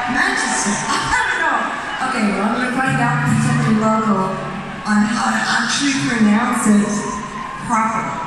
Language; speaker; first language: English; native; English